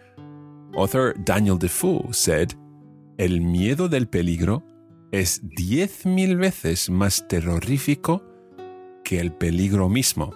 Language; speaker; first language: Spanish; non-native, fluent; English